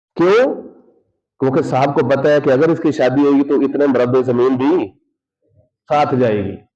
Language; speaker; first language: Urdu; non-native, local second language; Punjabi